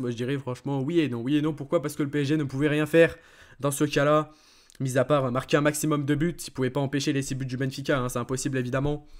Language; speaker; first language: French; native; French